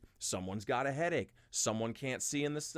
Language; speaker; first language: English; native; English